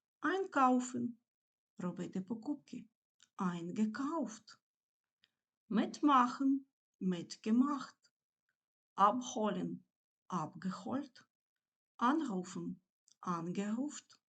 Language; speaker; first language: German; non-native, fluent; Ukrainian